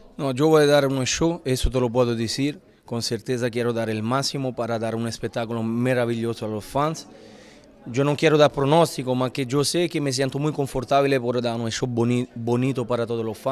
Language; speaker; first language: Spanish; non-native, fluent; Italian